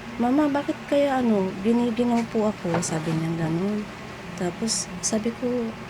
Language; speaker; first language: Filipino; native; Filipino